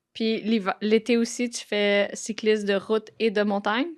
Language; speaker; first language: French; native; French